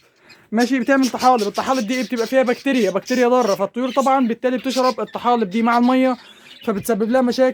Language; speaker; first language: Arabic; native; Arabic